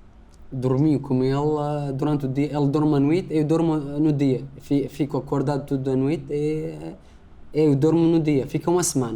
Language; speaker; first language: Portuguese; non-native, learner; Arabic